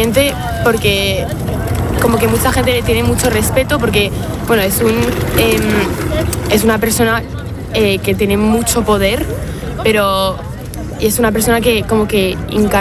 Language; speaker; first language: Spanish; non-native, fluent; French